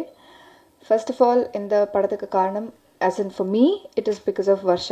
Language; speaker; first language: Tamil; non-native, learner; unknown